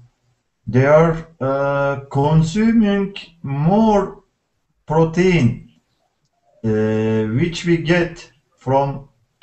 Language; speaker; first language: English; non-native, learner; Turkish